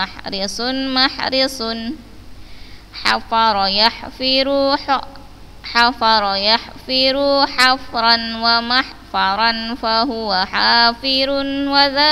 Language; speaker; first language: Arabic; non-native, fluent; Indonesian